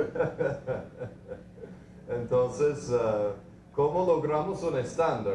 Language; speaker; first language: Spanish; non-native, fluent; English